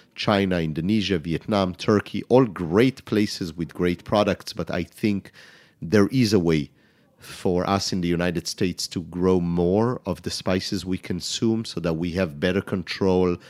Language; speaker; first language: English; non-native, fluent; Hebrew